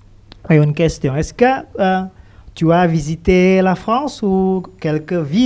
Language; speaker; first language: French; non-native, fluent; Indonesian